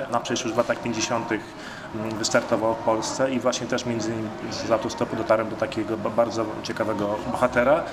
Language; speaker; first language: Polish; native; Polish